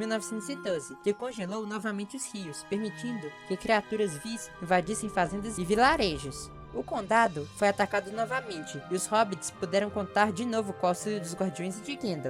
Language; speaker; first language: Portuguese; native; Portuguese